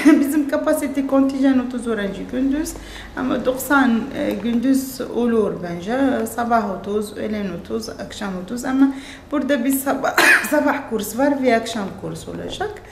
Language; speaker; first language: Turkish; non-native, learner; Arabic